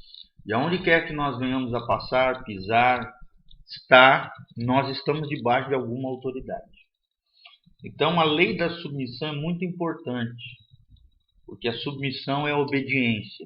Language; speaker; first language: Portuguese; native; Portuguese